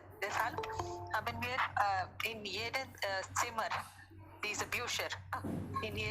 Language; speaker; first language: German; non-native, learner; Hindi